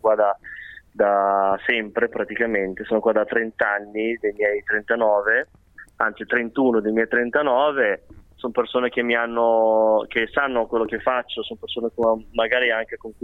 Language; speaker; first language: Italian; early bilingual, other home language; Chinese